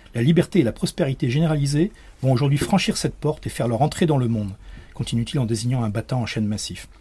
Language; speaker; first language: French; native; French